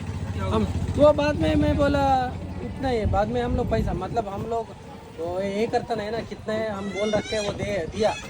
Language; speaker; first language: Hindi; non-native, local second language; Kannada